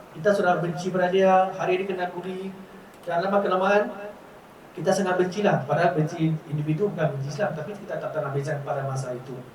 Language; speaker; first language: Malay; non-native, local second language; Chinese